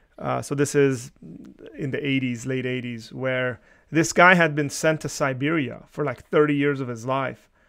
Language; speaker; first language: English; early bilingual, other home language; Armenian